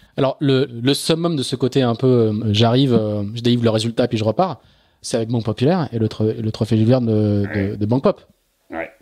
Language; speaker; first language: French; native; French